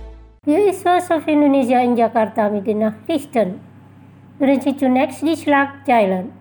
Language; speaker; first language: German; non-native, fluent; Indonesian